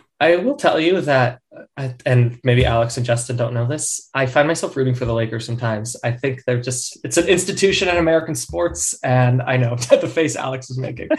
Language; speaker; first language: English; native; English